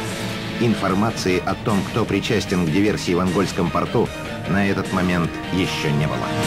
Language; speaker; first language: Russian; native; Russian